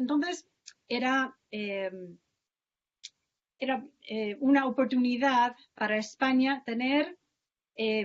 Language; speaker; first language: Spanish; non-native, fluent; English